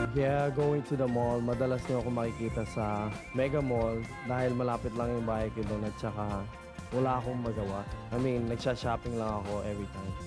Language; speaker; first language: Filipino; early bilingual, heritage; Filipino